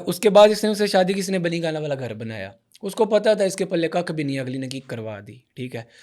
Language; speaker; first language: Urdu; non-native, local second language; Punjabi